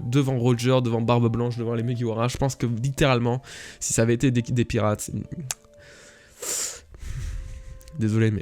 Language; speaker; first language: French; native; French